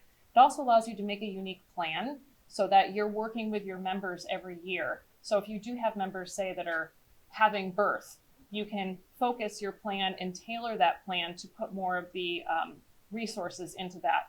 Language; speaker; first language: English; native; English